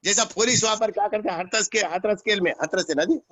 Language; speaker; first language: Hindi; non-native, local second language; Telugu